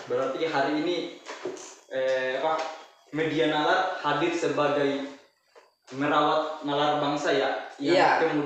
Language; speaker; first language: Indonesian; native; Indonesian